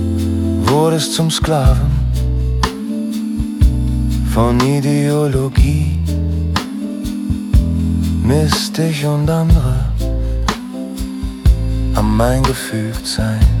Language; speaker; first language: German; native; German